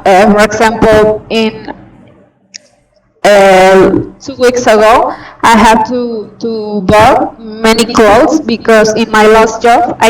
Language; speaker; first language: English; non-native, fluent; Spanish